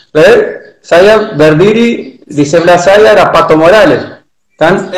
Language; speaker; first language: Indonesian; non-native, fluent; Spanish